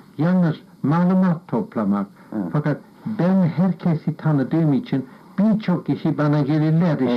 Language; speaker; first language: Turkish; non-native, fluent; English